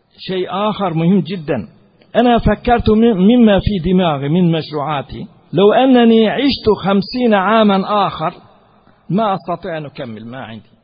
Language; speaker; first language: Arabic; non-native, fluent; Turkish